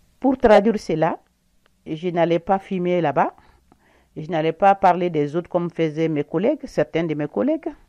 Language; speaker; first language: French; non-native, local second language; Bambara